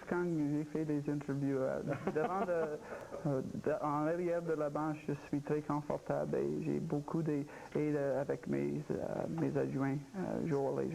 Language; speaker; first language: French; non-native, local second language; English